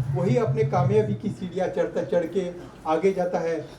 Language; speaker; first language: Hindi; non-native, local second language; Marathi